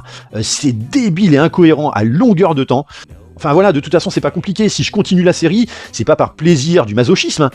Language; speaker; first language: French; native; French